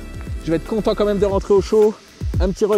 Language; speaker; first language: French; native; French